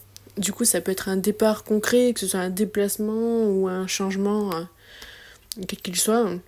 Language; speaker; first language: French; native; French